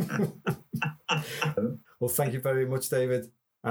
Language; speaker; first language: English; native; English